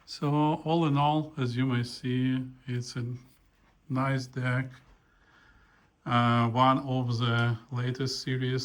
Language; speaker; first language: English; non-native, fluent; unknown